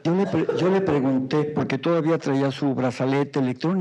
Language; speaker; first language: Spanish; native; Spanish